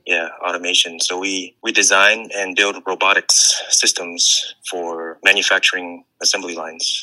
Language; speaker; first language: English; early bilingual, other home language; Lao